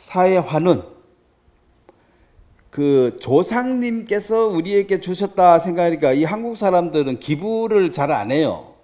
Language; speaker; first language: Korean; native; Korean